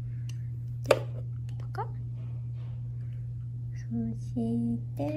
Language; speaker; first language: Japanese; native; Japanese